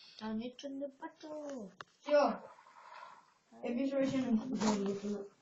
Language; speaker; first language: Ukrainian; native; Ukrainian